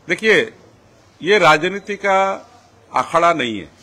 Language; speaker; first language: Hindi; non-native, local second language; Marathi